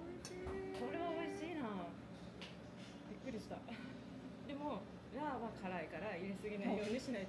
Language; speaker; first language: Japanese; native; Japanese